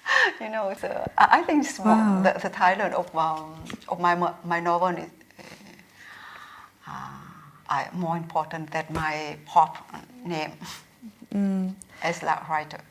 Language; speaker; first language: English; non-native, learner; Vietnamese